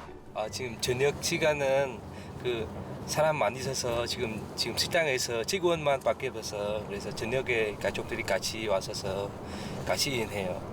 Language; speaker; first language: Korean; non-native, learner; Vietnamese